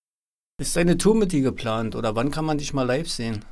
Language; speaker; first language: German; native; German